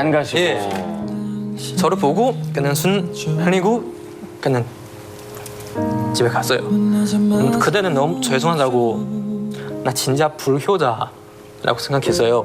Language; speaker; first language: Korean; non-native, learner; Chinese